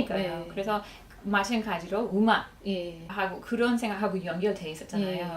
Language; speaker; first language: Korean; non-native, fluent; English